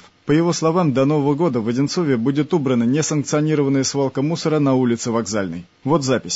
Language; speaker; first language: Russian; native; Russian